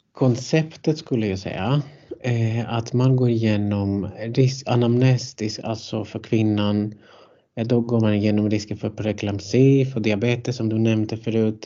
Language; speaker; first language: Swedish; non-native, fluent; Greek